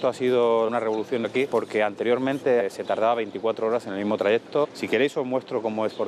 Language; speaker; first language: Spanish; native; Spanish